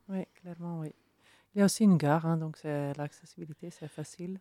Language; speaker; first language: French; non-native, fluent; Dutch